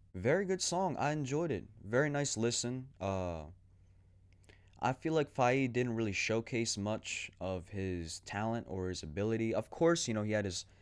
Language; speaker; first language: English; native; English